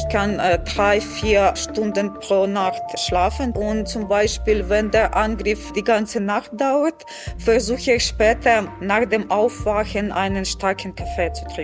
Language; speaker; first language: German; non-native, fluent; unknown